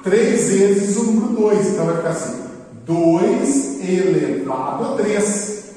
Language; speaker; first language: Portuguese; native; Portuguese